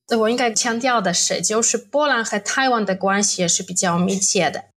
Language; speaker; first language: Chinese; non-native, fluent; Polish